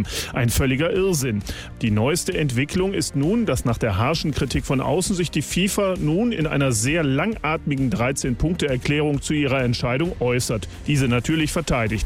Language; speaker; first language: German; native; German